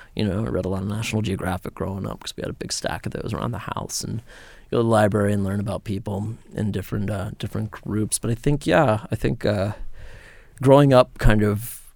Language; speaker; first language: English; native; English